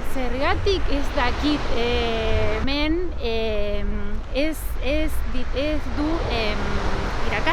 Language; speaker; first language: Basque; non-native, learner; Spanish